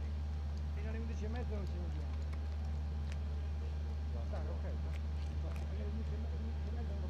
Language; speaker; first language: Italian; native; Italian